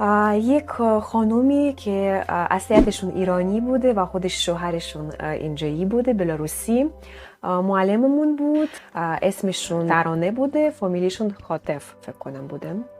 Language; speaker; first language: Persian; non-native, fluent; Russian